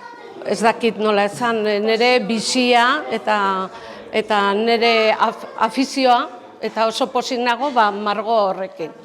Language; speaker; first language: Basque; non-native, local second language; Spanish